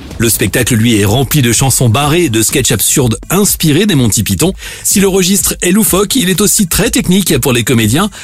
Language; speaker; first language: French; native; French